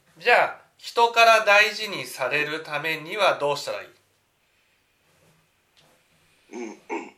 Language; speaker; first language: Japanese; native; Japanese